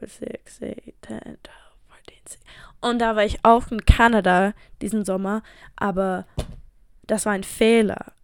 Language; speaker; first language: German; non-native, fluent; English